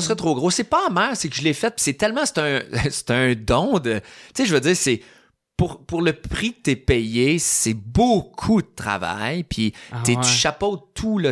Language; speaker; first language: French; native; French